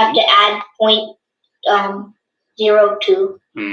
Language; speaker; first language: English; native; English